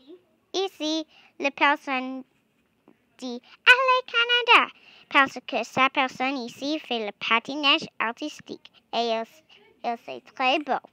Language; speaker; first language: French; non-native, learner; English